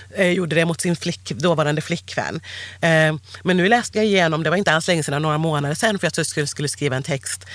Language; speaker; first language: Swedish; native; Swedish